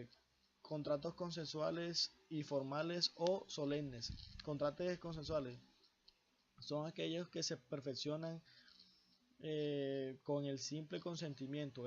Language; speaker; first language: Spanish; native; Spanish